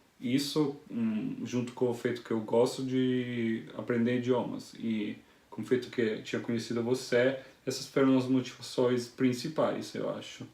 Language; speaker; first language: Portuguese; non-native, fluent; Italian